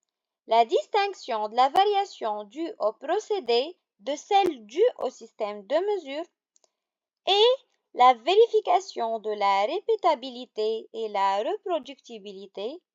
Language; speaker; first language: French; non-native, local second language; Arabic